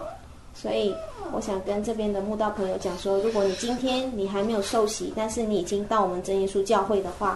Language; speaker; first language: Chinese; native; Chinese